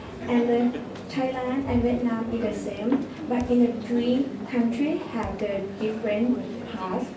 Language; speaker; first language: English; non-native, learner; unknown